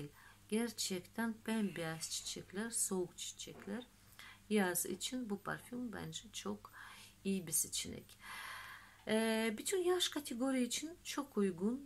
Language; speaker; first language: Turkish; non-native, fluent; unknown